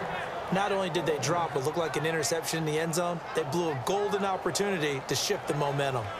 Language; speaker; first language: English; native; English